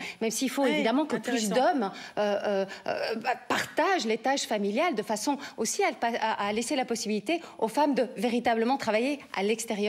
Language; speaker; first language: French; native; French